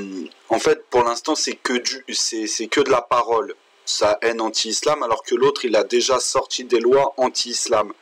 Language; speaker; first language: French; native; French